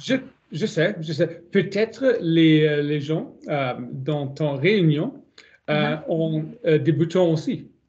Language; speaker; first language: French; non-native, learner; German